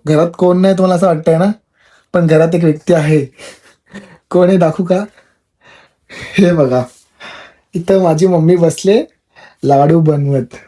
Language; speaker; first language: Marathi; non-native, local second language; Telugu